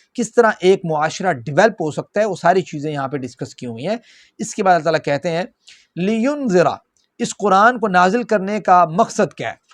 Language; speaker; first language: Urdu; non-native, local second language; Punjabi